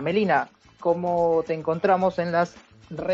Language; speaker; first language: Spanish; native; Spanish